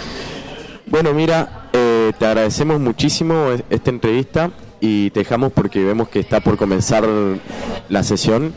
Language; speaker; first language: Spanish; native; Spanish